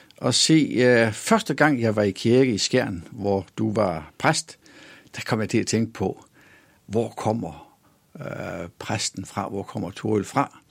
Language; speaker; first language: Danish; native; Danish